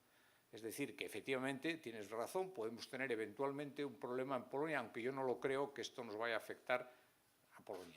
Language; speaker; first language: Spanish; native; Spanish